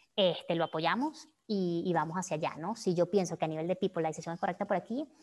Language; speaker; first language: Spanish; native; Spanish